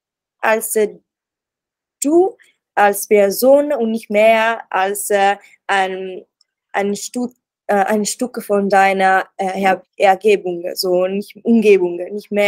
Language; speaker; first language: German; non-native, learner; Italian